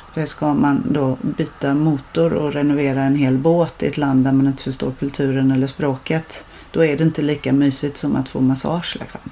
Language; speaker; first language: Swedish; native; Swedish